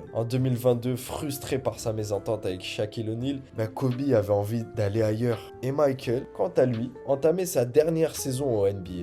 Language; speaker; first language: French; native; French